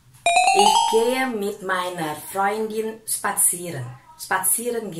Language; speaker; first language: German; non-native, fluent; Indonesian